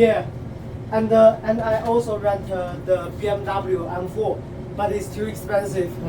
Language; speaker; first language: English; non-native, learner; Chinese